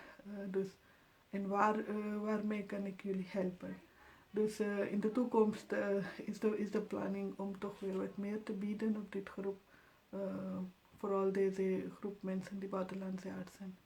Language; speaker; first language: Dutch; non-native, fluent; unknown